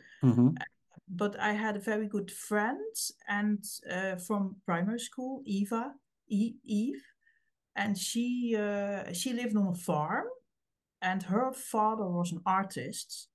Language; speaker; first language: English; non-native, fluent; Dutch